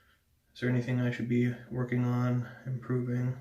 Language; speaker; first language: English; native; English